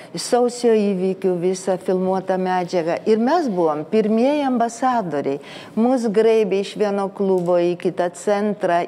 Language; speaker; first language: Lithuanian; early bilingual, other home language; Spanish